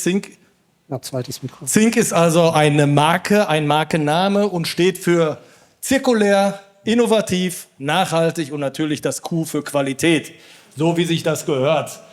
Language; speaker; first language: German; native; German